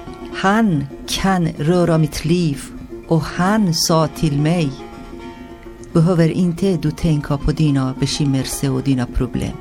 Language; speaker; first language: Swedish; non-native, fluent; Persian